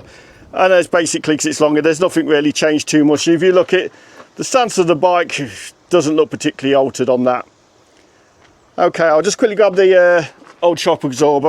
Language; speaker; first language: English; native; English